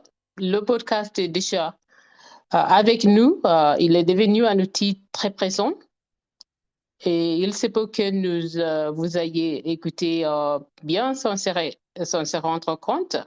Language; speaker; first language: French; non-native, fluent; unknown